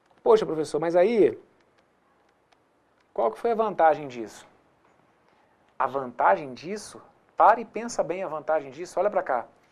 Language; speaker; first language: Portuguese; native; Portuguese